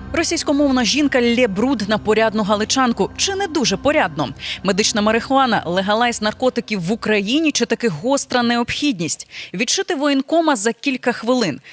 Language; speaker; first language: Ukrainian; native; Ukrainian